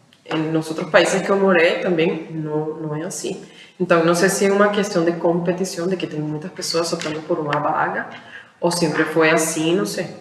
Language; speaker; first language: Portuguese; non-native, fluent; Spanish